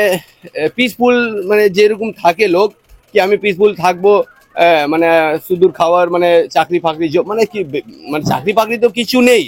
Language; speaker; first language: Bangla; non-native, local second language; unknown